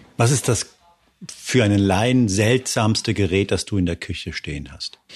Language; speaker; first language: German; early bilingual, other home language; Spanish